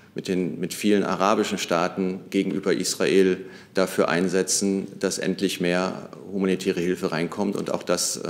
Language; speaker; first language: German; native; German